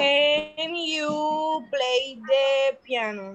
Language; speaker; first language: English; non-native, learner; Spanish